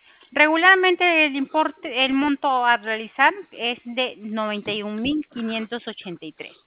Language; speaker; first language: Spanish; native; Spanish